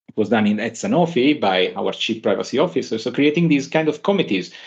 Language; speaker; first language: English; non-native, fluent; Italian